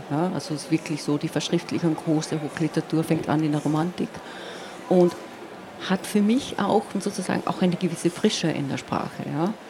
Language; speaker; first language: German; non-native, local second language; Slovenian